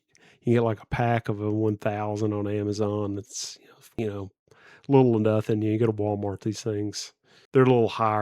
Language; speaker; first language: English; native; English